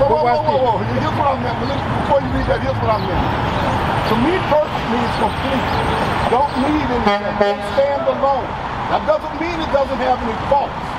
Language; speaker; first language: English; native; English